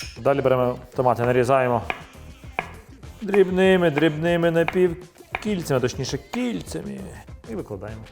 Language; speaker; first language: Ukrainian; native; Ukrainian